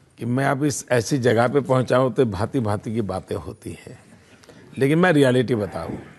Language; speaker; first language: Hindi; non-native, local second language; Gujarati